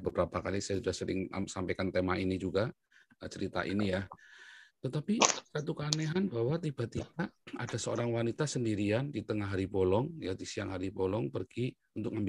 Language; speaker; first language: Indonesian; native; Indonesian